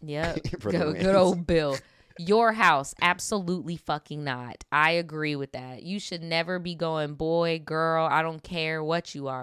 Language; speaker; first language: English; native; English